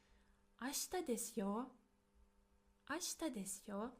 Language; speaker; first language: Japanese; non-native, fluent; English